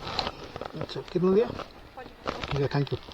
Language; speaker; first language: Hindi; non-native, local second language; Bangla